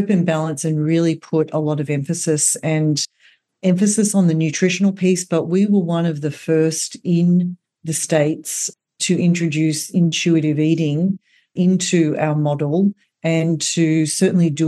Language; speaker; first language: English; native; English